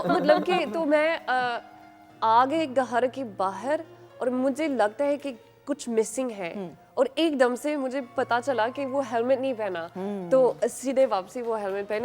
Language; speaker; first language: Hindi; non-native, learner; English